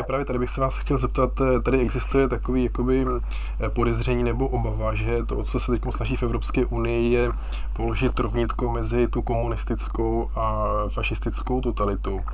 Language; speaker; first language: Czech; native; Czech